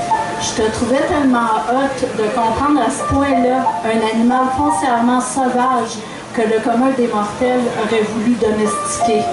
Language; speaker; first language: French; native; French